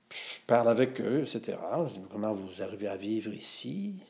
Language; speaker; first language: French; native; French